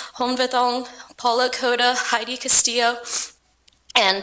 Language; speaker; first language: English; native; English